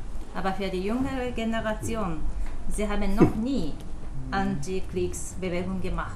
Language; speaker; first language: German; non-native, fluent; Japanese